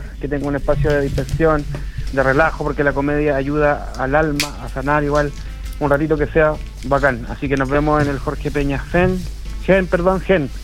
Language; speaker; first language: Spanish; native; Spanish